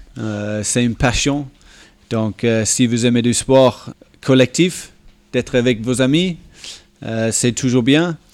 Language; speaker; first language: French; non-native, fluent; English